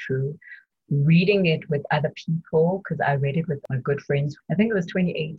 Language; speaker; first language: English; non-native, local second language; Tswana